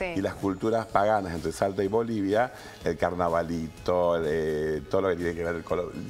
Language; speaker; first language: Spanish; native; Spanish